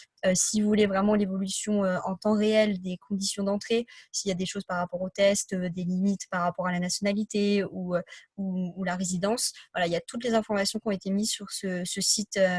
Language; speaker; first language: French; native; French